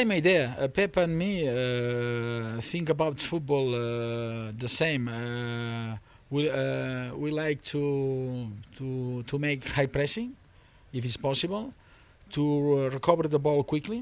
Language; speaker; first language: English; non-native, learner; Spanish